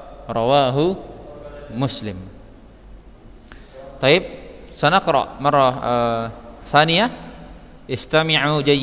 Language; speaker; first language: Arabic; non-native, fluent; Indonesian